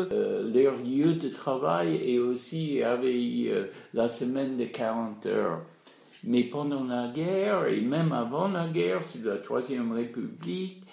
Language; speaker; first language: French; non-native, fluent; English